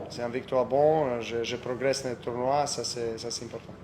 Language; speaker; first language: French; non-native, fluent; Serbian